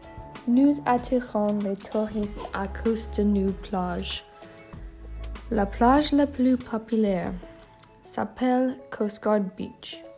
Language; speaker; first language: French; non-native, learner; English